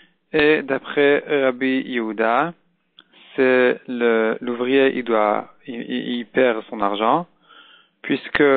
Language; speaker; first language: French; native; French